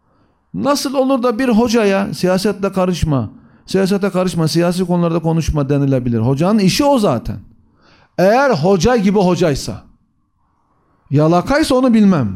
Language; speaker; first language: Turkish; native; Turkish